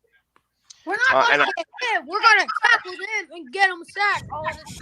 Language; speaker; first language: English; native; English